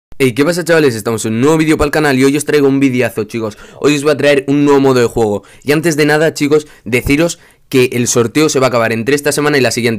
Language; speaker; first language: Spanish; native; Spanish